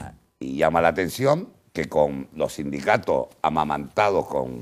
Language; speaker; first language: Spanish; native; Spanish